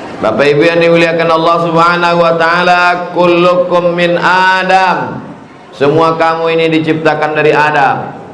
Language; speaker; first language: Indonesian; native; Indonesian